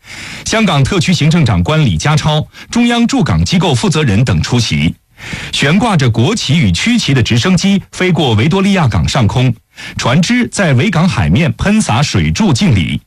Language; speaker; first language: Chinese; native; Chinese